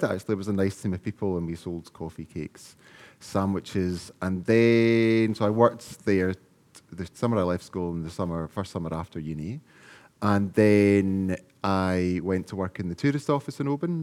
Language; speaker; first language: English; native; English